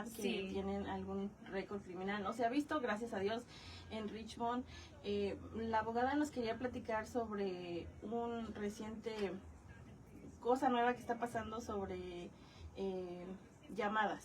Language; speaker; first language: Spanish; native; Spanish